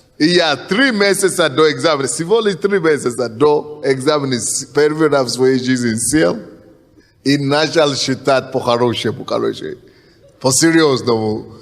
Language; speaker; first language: Russian; non-native, fluent; Yoruba